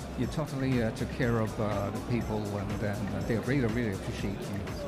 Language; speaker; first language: English; non-native, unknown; Japanese